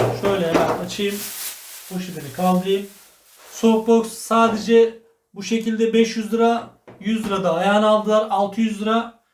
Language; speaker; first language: Turkish; native; Turkish